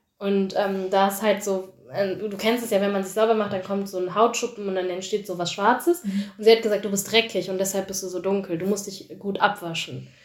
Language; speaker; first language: German; early bilingual, other home language; Tamil